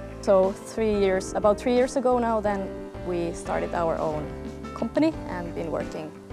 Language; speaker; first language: English; non-native, fluent; Finnish